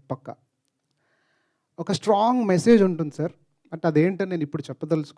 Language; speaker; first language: Telugu; native; Telugu